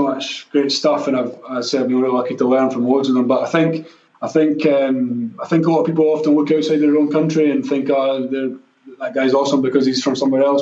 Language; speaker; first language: English; native; English